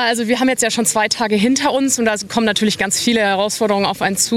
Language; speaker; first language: German; native; German